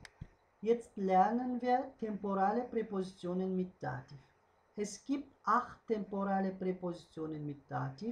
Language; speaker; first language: German; non-native, fluent; Uzbek